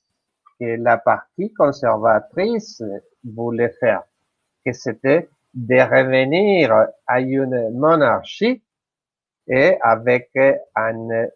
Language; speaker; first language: French; non-native, fluent; Spanish